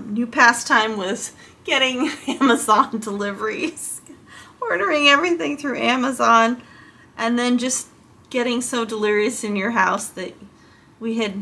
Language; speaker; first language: English; native; English